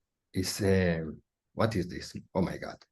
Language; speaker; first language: English; non-native, learner; Spanish